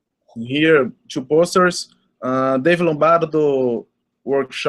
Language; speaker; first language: English; non-native, learner; Portuguese